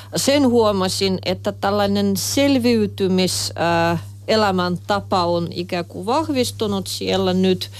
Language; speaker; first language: Finnish; non-native, fluent; Russian